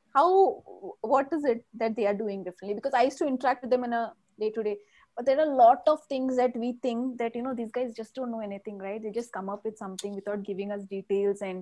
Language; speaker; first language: English; non-native, local second language; Malayalam